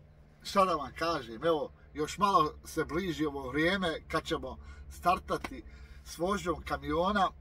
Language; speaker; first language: Croatian; native; Croatian